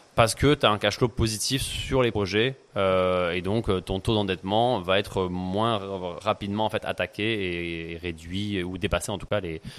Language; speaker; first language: French; native; French